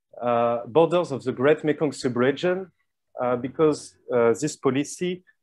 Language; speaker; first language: English; non-native, fluent; French